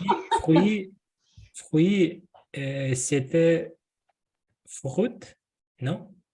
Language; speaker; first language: French; non-native, learner; Russian